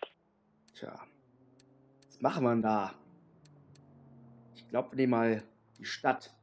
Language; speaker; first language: German; native; German